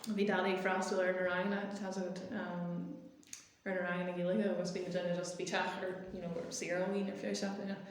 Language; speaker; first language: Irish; non-native, local second language; English